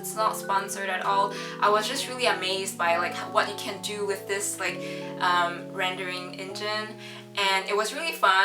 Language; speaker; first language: English; non-native, local second language; French